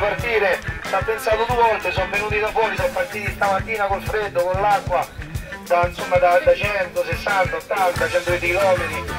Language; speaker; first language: Italian; native; Italian